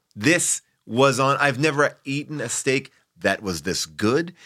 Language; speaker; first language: English; native; English